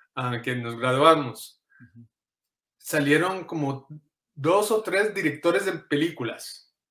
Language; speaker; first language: Spanish; early bilingual, heritage; Spanish